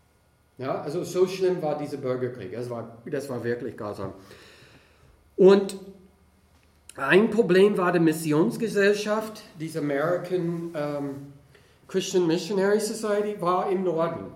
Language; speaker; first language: German; non-native, fluent; English